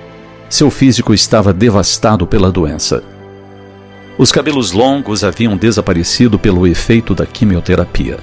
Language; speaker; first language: Portuguese; native; Portuguese